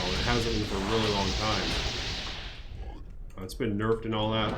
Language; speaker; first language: English; native; English